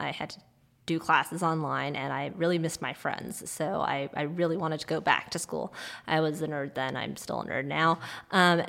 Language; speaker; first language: English; non-native, local second language; Cantonese